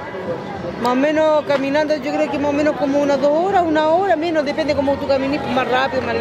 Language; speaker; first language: Spanish; native; Spanish